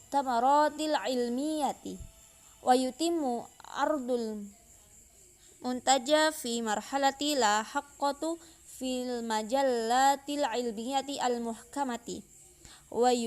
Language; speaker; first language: Arabic; non-native, learner; Indonesian